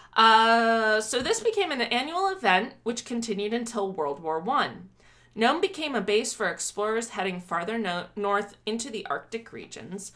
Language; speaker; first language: English; native; English